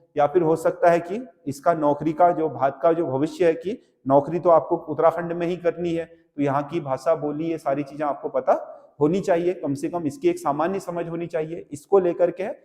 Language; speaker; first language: Hindi; native; Hindi